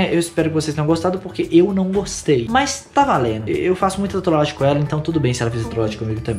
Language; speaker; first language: Portuguese; native; Portuguese